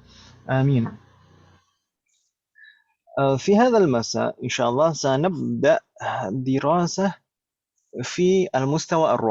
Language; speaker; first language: Arabic; non-native, fluent; Indonesian